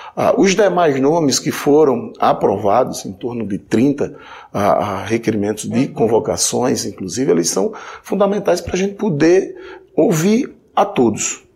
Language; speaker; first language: Portuguese; native; Portuguese